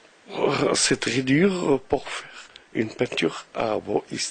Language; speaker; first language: French; non-native, local second language; Arabic